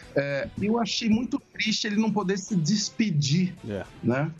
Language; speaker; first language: Portuguese; native; Portuguese